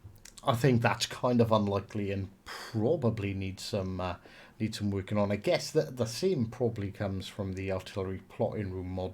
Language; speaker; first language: English; native; English